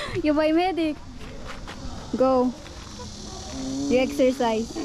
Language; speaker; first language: English; non-native, local second language; Filipino